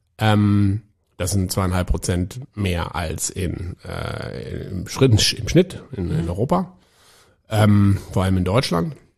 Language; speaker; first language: German; native; German